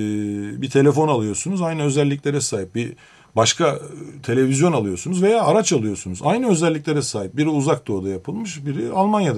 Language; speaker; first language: Turkish; native; Turkish